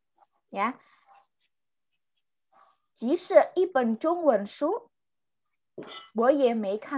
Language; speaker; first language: Chinese; non-native, fluent; Indonesian